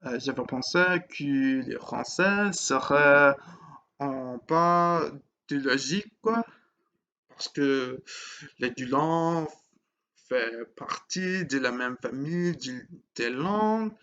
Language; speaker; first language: French; non-native, learner; English